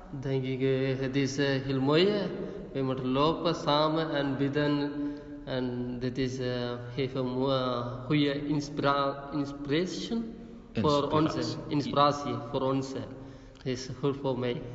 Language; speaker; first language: Dutch; non-native, learner; Malayalam